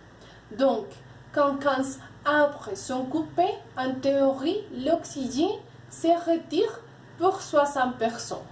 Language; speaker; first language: French; non-native, learner; Spanish